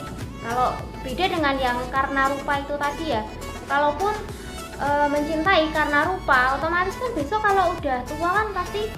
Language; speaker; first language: Indonesian; native; Indonesian